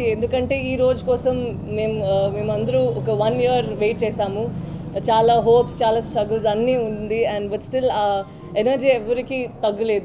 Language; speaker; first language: Telugu; non-native, learner; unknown